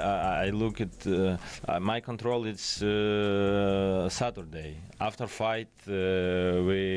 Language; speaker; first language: English; non-native, learner; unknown